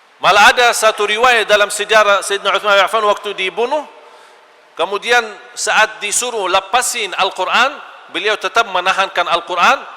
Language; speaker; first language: Malay; non-native, fluent; Arabic